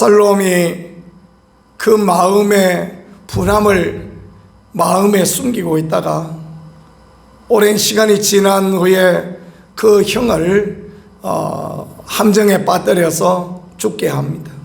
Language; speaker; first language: Korean; native; Korean